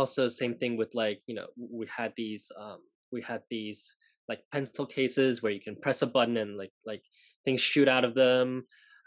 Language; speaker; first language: English; non-native, local second language; Cantonese